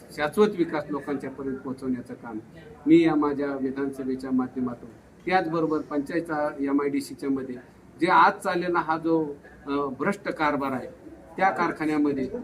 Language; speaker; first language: Marathi; native; Marathi